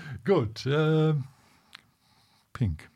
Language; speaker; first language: German; native; German